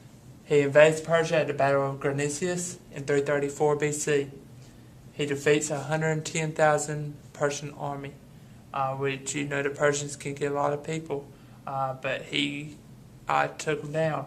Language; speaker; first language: English; native; English